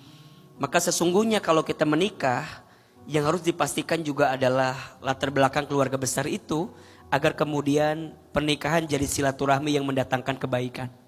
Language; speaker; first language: Indonesian; native; Indonesian